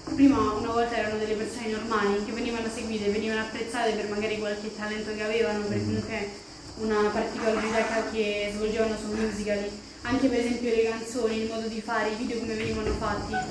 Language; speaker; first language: Italian; native; Italian